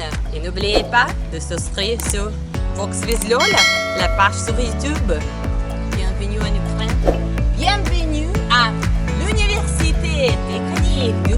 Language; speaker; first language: French; non-native, learner; Ukrainian